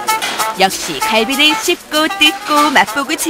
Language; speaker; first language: Korean; native; Korean